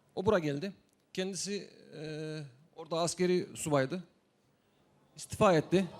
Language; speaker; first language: Turkish; native; Turkish